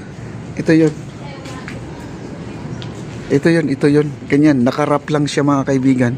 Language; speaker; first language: Filipino; native; Filipino